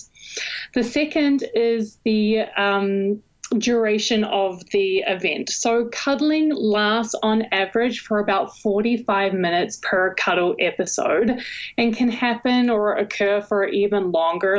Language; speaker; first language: English; native; English